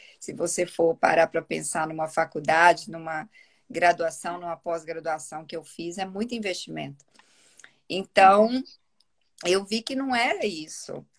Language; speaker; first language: Portuguese; native; Portuguese